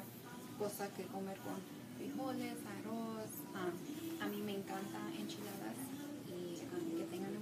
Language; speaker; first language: Spanish; early bilingual, heritage; Spanish